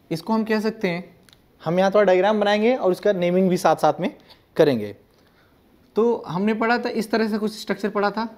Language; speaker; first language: Hindi; non-native, local second language; Gujarati